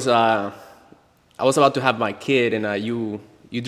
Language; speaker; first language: English; non-native, fluent; Spanish